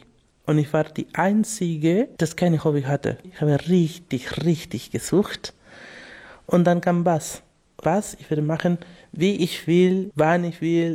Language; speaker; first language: German; non-native, learner; Spanish